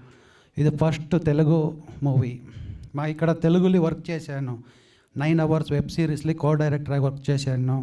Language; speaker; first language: Telugu; non-native, learner; Kannada